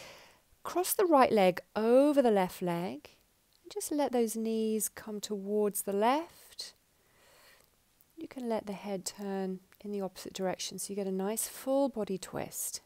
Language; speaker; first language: English; native; English